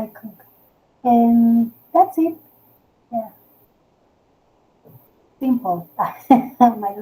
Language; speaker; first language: English; non-native, learner; Spanish